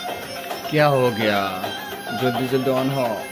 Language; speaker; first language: Hindi; non-native, local second language; Bangla